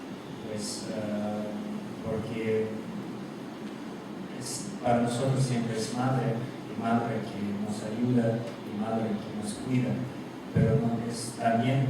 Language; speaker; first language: Spanish; non-native, fluent; Russian